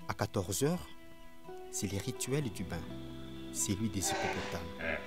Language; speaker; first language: French; non-native, local second language; Lingala